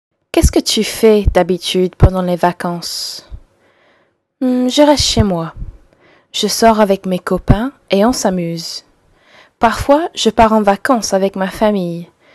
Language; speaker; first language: French; non-native, fluent; English